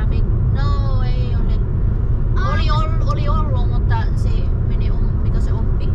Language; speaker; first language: Finnish; non-native, learner; Filipino